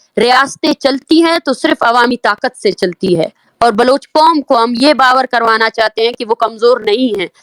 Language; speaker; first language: Urdu; non-native, local second language; Baluchi